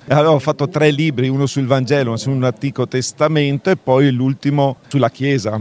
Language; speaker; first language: Italian; native; Italian